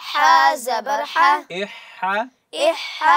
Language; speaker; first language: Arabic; non-native, learner; Urdu